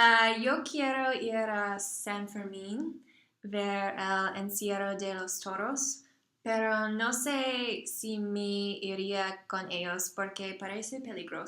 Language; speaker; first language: Spanish; non-native, learner; English